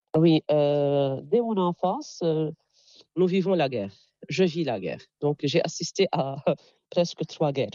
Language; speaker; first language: French; non-native, local second language; Arabic